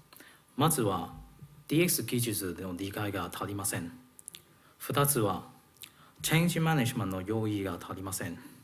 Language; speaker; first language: Japanese; non-native, learner; Cantonese